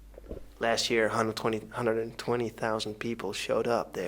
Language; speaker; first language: English; non-native, fluent; Dutch